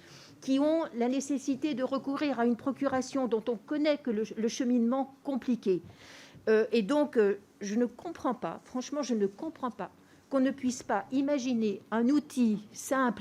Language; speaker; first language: French; native; French